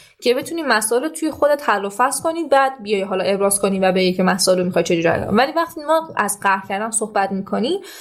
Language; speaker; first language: Persian; native; Persian